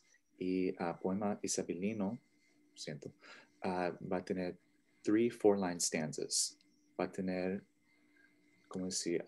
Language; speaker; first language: Spanish; non-native, learner; English